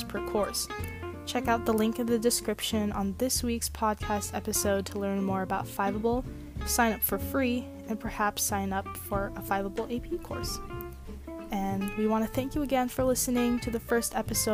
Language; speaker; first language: English; native; English